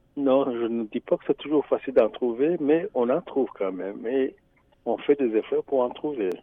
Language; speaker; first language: French; non-native, local second language; Rundi